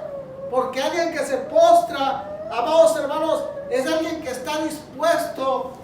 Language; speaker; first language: Spanish; native; Spanish